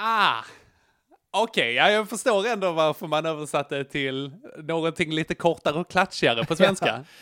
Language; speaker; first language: Swedish; native; Swedish